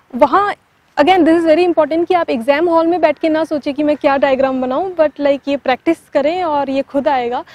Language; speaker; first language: Hindi; non-native, local second language; Tamil